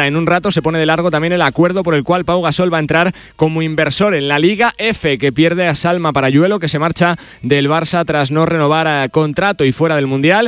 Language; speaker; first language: Spanish; native; Spanish